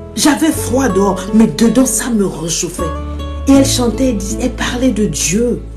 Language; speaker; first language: French; non-native, local second language; Lingala